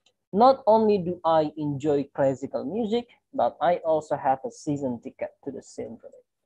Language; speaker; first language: English; non-native, fluent; Indonesian